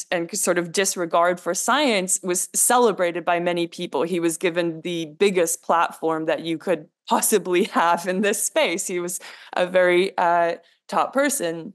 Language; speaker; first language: English; native; English